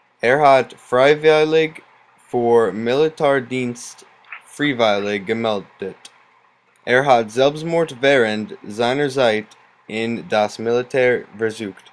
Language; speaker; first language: German; non-native, learner; English